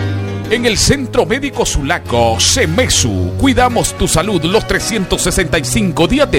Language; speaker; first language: Spanish; native; Spanish